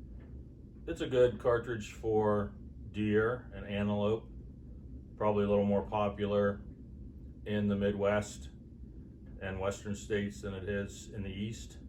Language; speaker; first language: English; native; English